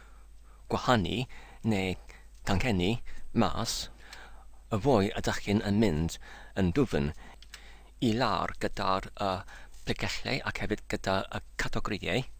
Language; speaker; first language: Welsh; non-native, learner; English